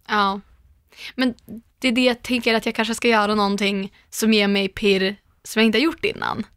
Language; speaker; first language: Swedish; native; Swedish